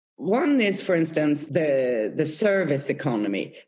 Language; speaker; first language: English; non-native, fluent; Swedish